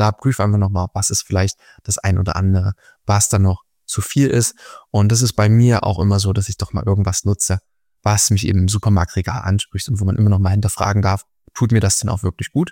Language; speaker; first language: German; native; German